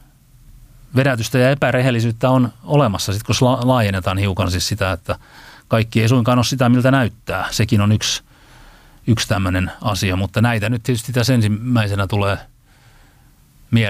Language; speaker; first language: Finnish; native; Finnish